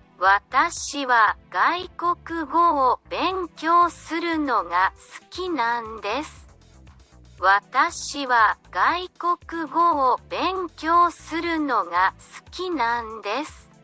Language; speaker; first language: Japanese; non-native, learner; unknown